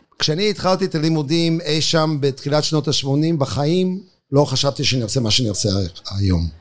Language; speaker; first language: Hebrew; non-native, fluent; English